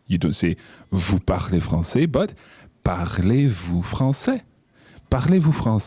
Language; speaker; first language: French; non-native, fluent; English